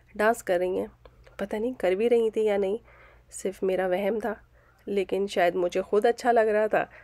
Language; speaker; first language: Urdu; native; Urdu